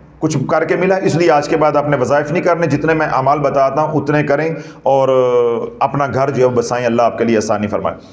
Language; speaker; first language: Urdu; native; Urdu